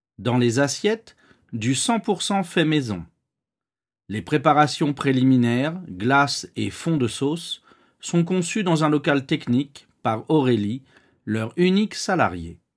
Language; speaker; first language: French; native; French